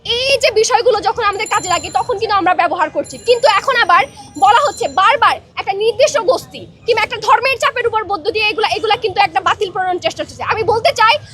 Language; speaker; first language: Bangla; non-native, local second language; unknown